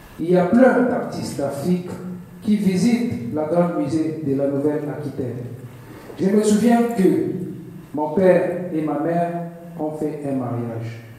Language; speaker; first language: French; non-native, learner; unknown